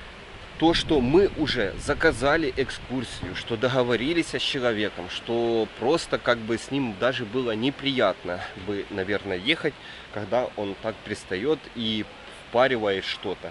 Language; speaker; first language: Russian; native; Russian